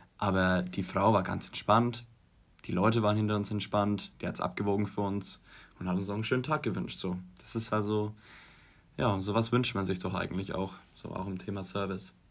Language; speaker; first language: German; native; German